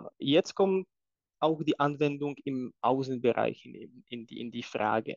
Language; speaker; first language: German; non-native, fluent; Czech